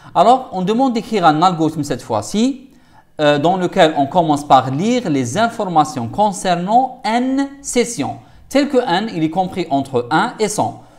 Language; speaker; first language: French; non-native, local second language; Arabic